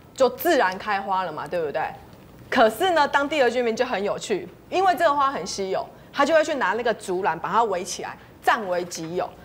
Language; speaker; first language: Chinese; early bilingual, heritage; Spanish